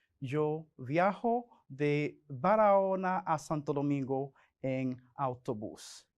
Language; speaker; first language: Spanish; non-native, fluent; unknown